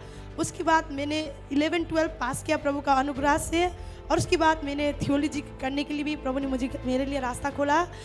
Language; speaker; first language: Hindi; non-native, local second language; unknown